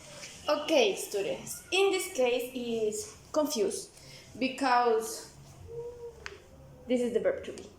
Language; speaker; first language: English; non-native, learner; Spanish